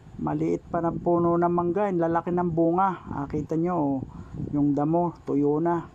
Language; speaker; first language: Filipino; native; Filipino